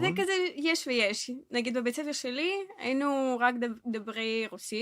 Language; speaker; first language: Hebrew; non-native, fluent; Russian